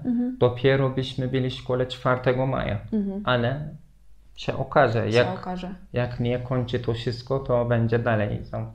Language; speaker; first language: Polish; non-native, fluent; Turkish